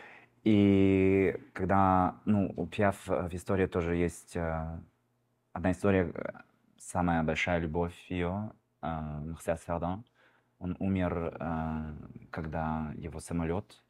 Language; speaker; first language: Russian; early bilingual, heritage; Russian